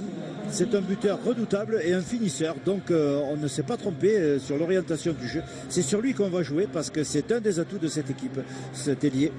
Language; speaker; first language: French; native; French